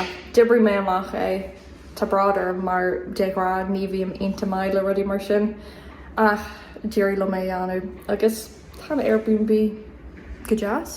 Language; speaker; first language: Irish; non-native, learner; English